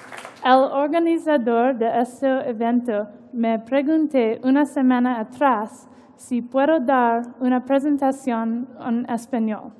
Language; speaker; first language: Spanish; non-native, learner; English